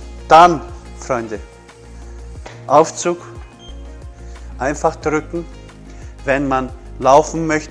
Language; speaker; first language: German; non-native, fluent; Turkish